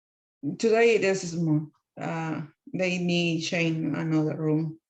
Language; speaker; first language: English; non-native, learner; Spanish